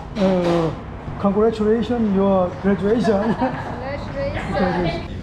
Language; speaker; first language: English; non-native, learner; Korean